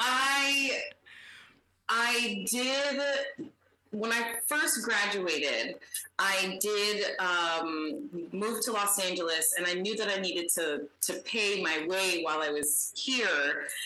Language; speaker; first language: English; native; English